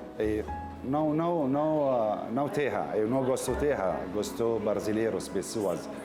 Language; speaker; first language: Portuguese; non-native, learner; Arabic